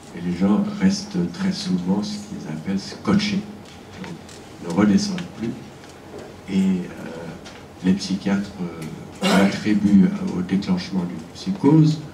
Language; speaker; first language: French; non-native, fluent; German